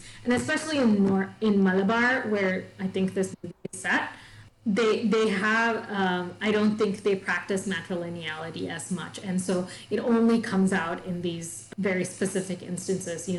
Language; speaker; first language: English; non-native, local second language; Malayalam